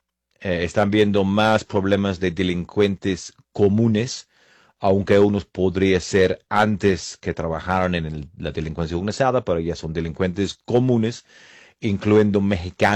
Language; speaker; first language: Spanish; non-native, fluent; English